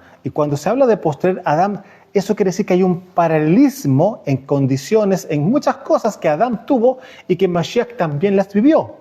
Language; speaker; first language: Spanish; native; Spanish